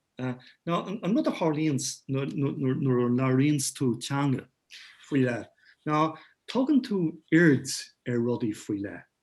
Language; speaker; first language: Irish; non-native, local second language; English